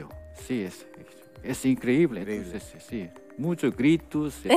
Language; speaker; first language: Spanish; non-native, fluent; Korean